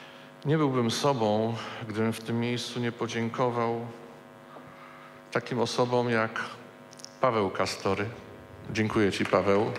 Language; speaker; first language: Polish; native; Polish